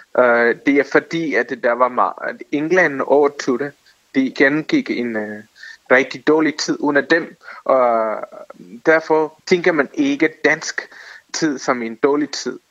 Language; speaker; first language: Danish; non-native, fluent; Tamil